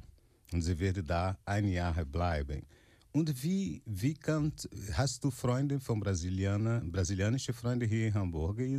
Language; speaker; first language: German; non-native, fluent; Portuguese